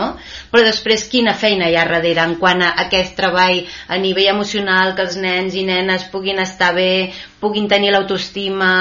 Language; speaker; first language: Spanish; non-native, learner; Arabic